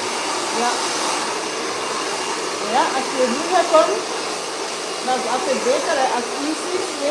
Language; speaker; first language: Dutch; non-native, learner; English